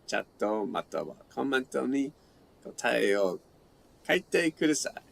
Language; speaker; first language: Japanese; non-native, learner; English